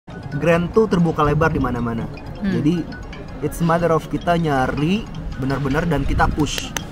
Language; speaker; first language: Indonesian; native; Indonesian